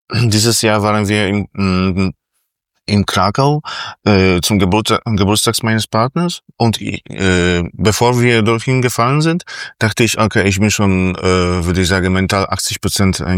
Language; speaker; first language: German; non-native, fluent; Polish